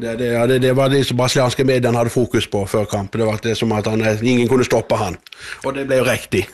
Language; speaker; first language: Norwegian; native; Norwegian